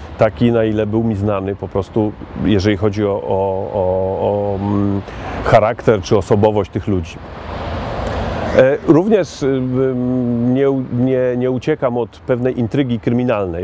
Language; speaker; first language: Polish; native; Polish